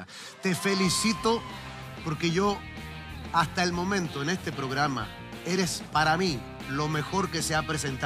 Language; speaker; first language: Spanish; native; Spanish